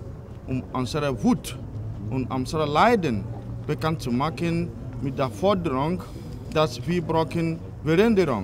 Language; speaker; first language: German; non-native, learner; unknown